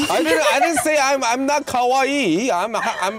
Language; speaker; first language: English; non-native, learner; Korean